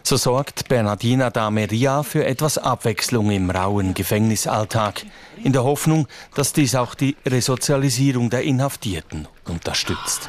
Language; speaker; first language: German; native; German